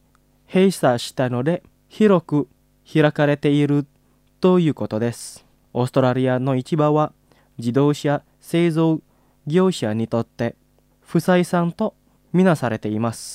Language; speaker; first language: Japanese; non-native, fluent; Indonesian